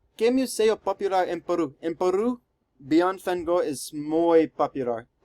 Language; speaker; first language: Spanish; non-native, learner; English